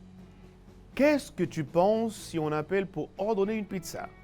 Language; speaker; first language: French; non-native, fluent; Spanish